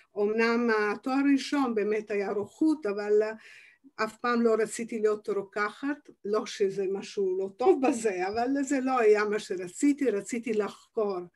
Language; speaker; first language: Hebrew; non-native, fluent; Italian